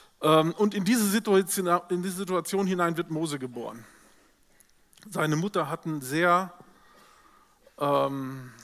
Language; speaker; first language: German; native; German